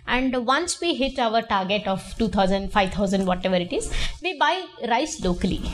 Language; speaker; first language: English; non-native, local second language; Telugu